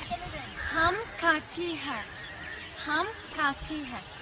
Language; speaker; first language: Hindi; non-native, learner; Arabic